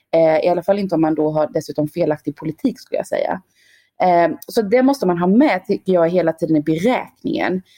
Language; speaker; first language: Swedish; native; Swedish